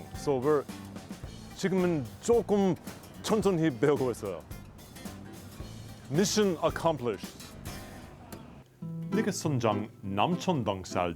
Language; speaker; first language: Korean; non-native, learner; English